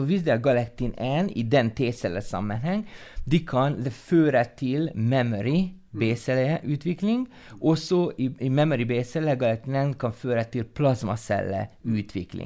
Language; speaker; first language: Norwegian; non-native, fluent; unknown